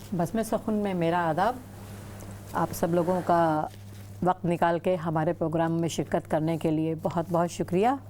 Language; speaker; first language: Urdu; native; Urdu